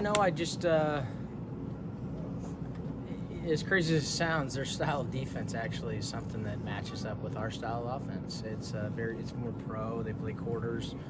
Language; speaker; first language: English; native; English